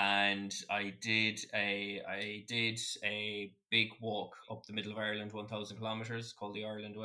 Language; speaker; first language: English; native; English